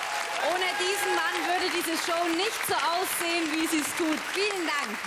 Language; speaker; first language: German; native; German